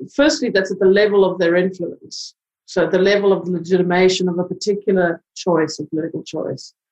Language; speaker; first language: English; native; English